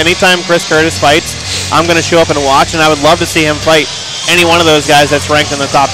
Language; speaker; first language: English; native; English